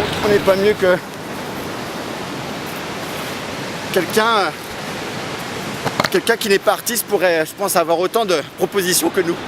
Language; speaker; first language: French; native; French